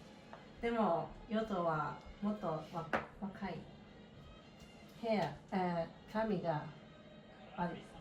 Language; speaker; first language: Japanese; non-native, learner; English